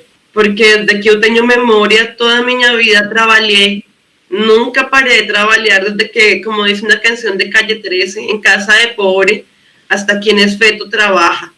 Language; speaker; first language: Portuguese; non-native, fluent; Spanish